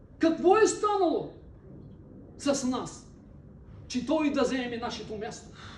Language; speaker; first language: Bulgarian; non-native, local second language; Turkish